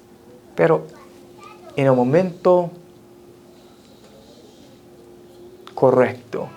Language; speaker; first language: Spanish; non-native, fluent; English